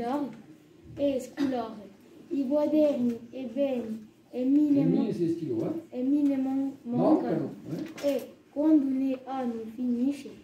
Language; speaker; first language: Italian; non-native, learner; French